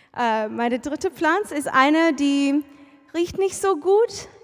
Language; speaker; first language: German; non-native, learner; English